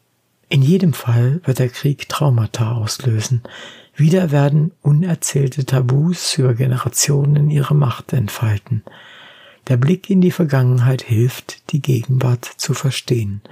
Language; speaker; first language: German; native; German